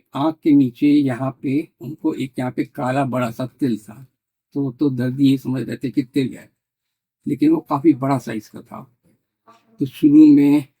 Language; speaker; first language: Hindi; native; Hindi